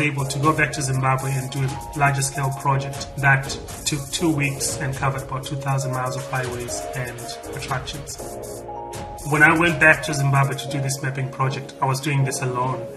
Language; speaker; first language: English; non-native, local second language; Shona